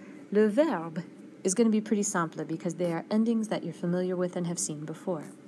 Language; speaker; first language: English; native; English